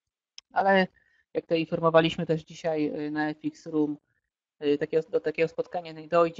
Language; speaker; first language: Polish; native; Polish